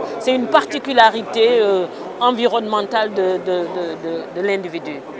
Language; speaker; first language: French; non-native, local second language; Wolof